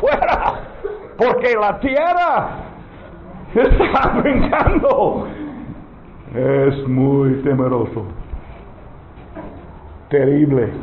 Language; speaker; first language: Spanish; non-native, learner; English